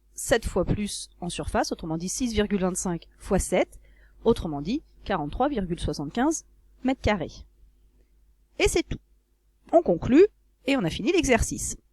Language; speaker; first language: French; native; French